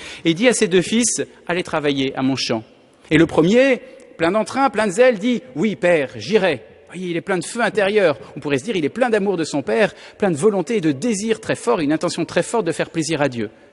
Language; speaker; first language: French; native; French